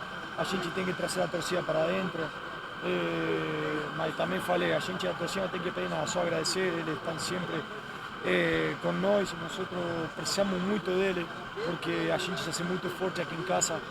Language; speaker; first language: Portuguese; non-native, fluent; Spanish